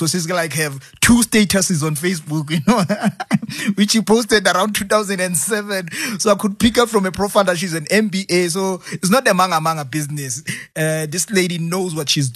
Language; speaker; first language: English; non-native, local second language; Zulu